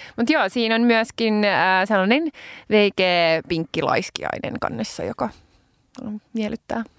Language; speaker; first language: Finnish; native; Finnish